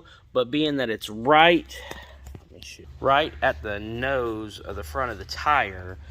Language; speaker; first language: English; native; English